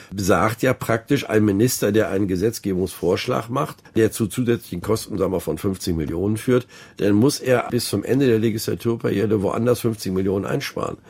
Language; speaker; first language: German; native; German